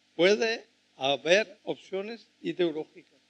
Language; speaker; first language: Spanish; non-native, fluent; French